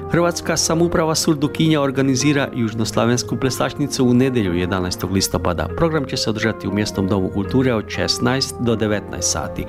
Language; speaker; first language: Croatian; early bilingual, heritage; Croatian